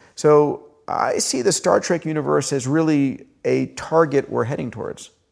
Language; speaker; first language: English; early bilingual, other home language; Greek